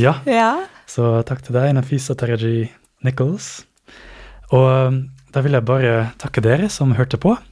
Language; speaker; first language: Norwegian; native; Norwegian